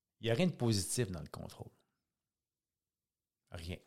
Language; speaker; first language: French; native; French